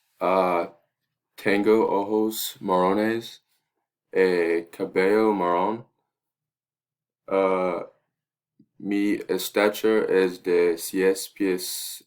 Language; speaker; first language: Spanish; non-native, learner; English